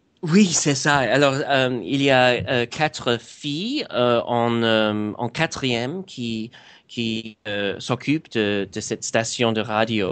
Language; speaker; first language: French; non-native, fluent; English